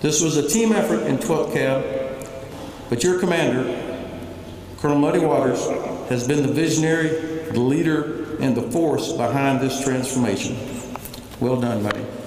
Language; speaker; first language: English; native; English